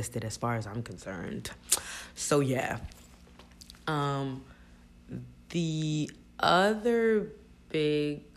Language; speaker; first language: English; early bilingual, other home language; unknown